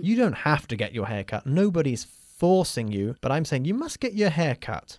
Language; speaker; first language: English; native; English